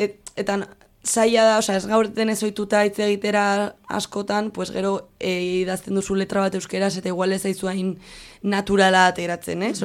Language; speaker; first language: Basque; non-native, local second language; Spanish